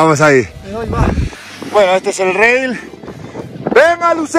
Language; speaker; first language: Spanish; native; Spanish